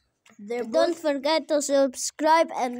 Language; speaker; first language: English; non-native, learner; Arabic